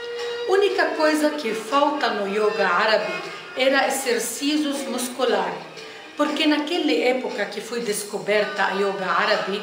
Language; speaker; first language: Portuguese; non-native, fluent; Arabic